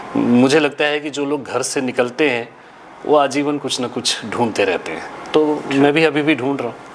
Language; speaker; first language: Hindi; native; Hindi